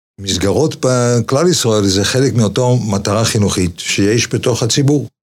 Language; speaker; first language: Hebrew; non-native, fluent; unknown